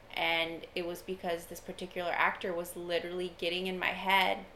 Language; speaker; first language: English; native; English